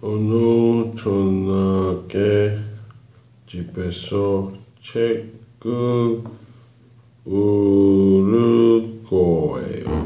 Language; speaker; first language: Korean; non-native, learner; English